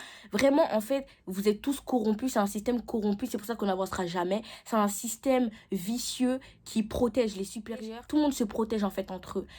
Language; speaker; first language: French; native; French